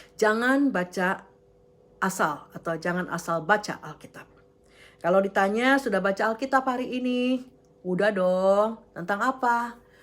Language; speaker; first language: Indonesian; native; Indonesian